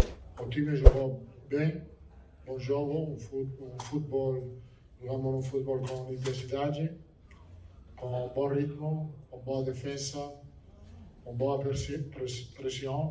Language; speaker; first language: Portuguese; non-native, fluent; Spanish